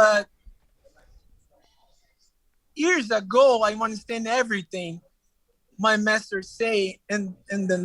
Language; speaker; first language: English; non-native, learner; Portuguese